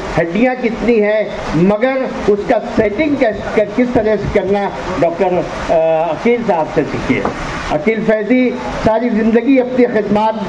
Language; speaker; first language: Hindi; non-native, local second language; Urdu